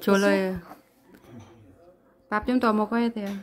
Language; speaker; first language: Korean; non-native, learner; Vietnamese